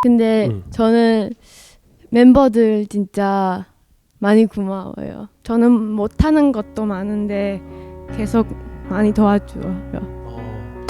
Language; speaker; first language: Korean; non-native, learner; Chinese